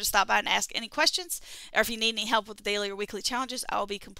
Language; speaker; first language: English; native; English